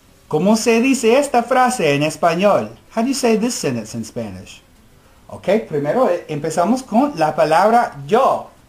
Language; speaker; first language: Spanish; non-native, fluent; English